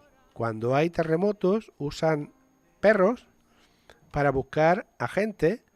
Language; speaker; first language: Spanish; native; Spanish